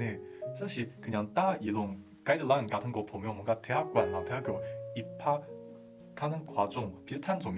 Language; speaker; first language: Korean; non-native, fluent; Chinese